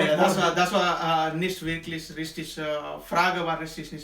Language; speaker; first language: German; non-native, learner; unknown